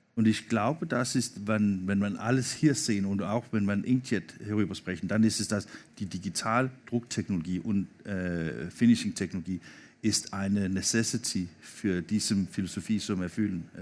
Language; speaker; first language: German; non-native, learner; Danish